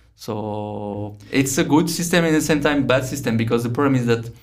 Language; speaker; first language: English; non-native, fluent; French